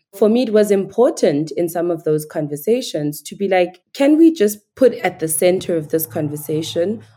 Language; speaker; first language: English; non-native, local second language; Igbo